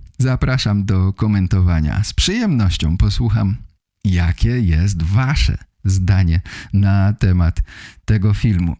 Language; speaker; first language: Polish; native; Polish